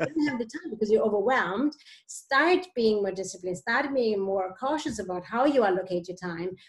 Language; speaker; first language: English; non-native, fluent; Italian